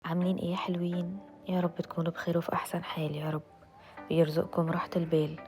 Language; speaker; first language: Arabic; native; Arabic